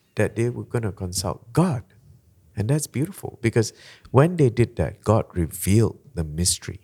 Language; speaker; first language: English; non-native, local second language; Malay